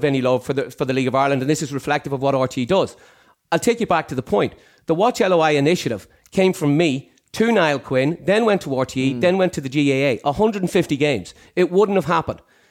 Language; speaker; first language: English; native; English